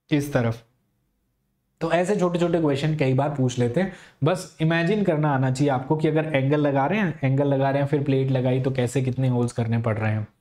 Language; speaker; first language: Hindi; native; Hindi